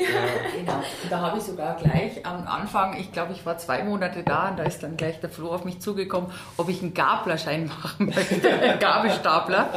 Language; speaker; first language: German; native; German